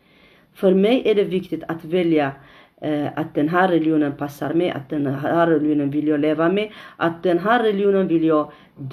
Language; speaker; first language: Swedish; non-native, fluent; Arabic